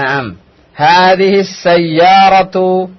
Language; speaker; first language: Arabic; non-native, fluent; Indonesian